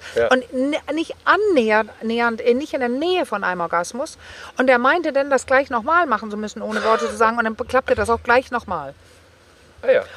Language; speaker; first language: German; non-native, fluent; Danish